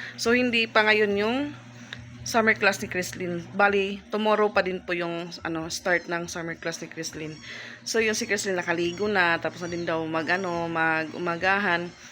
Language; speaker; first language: Filipino; non-native, local second language; Waray